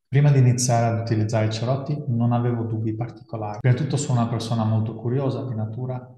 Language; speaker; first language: Italian; early bilingual, other home language; Dutch